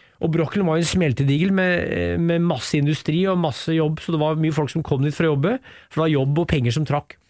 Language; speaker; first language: Norwegian; native; Norwegian